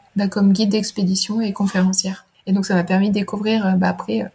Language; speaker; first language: French; native; French